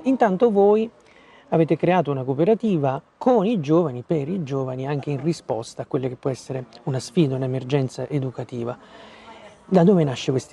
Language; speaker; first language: Italian; native; Italian